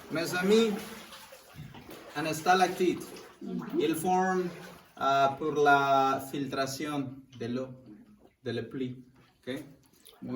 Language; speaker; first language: French; non-native, learner; Spanish